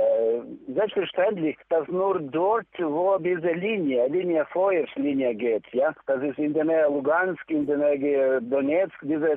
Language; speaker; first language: German; non-native, fluent; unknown